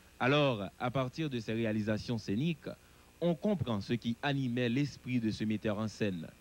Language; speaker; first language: French; non-native, local second language; Haitian Creole